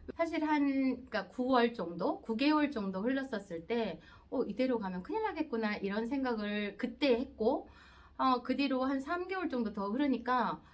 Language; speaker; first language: Korean; native; Korean